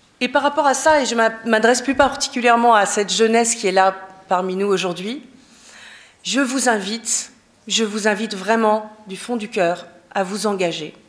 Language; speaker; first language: French; native; French